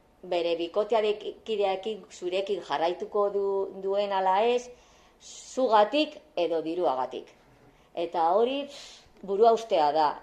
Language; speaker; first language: Basque; non-native, learner; Spanish